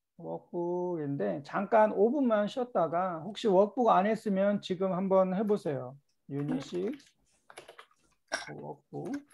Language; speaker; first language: Korean; native; Korean